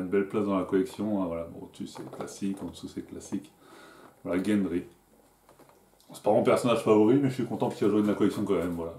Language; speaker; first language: French; native; French